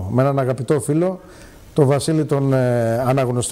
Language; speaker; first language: Greek; native; Greek